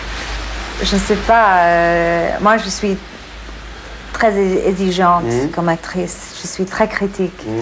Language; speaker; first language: French; non-native, fluent; English